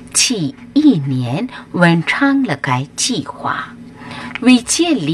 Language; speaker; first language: Chinese; non-native, fluent; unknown